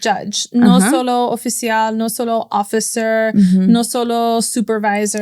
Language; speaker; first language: Spanish; non-native, fluent; English